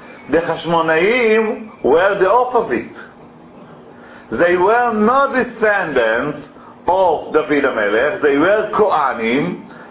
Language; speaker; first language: English; non-native, fluent; Hebrew